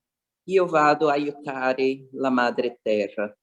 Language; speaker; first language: Italian; non-native, learner; Portuguese